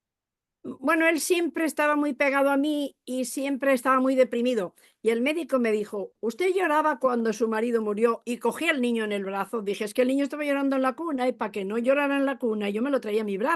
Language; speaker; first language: Spanish; native; Spanish